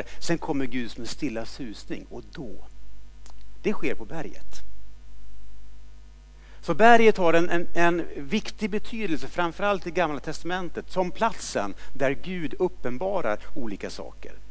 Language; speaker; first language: Swedish; native; Swedish